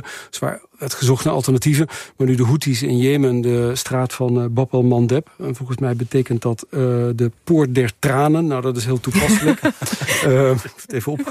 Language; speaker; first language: Dutch; native; Dutch